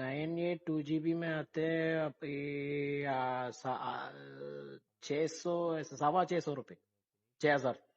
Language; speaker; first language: Hindi; non-native, local second language; Malayalam